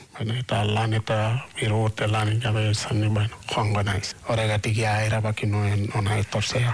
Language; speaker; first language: Basque; non-native, fluent; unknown